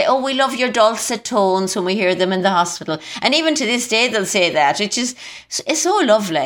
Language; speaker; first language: English; native; English